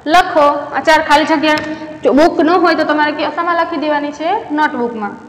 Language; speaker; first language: Hindi; non-native, local second language; Gujarati